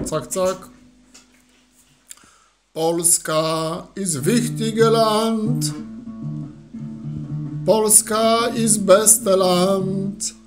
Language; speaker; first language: German; non-native, learner; Polish